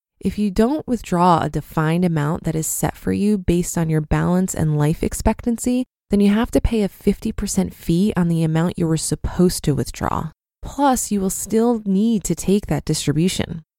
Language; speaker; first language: English; native; English